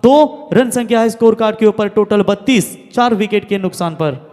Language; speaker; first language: Hindi; non-native, local second language; Marathi